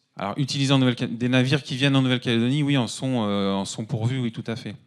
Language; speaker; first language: French; native; French